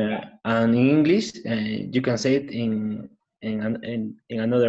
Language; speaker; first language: English; non-native, learner; Spanish